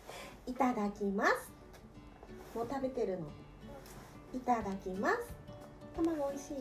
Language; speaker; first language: Japanese; native; Japanese